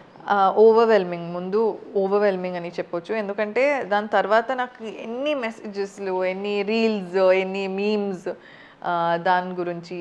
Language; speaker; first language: Telugu; non-native, fluent; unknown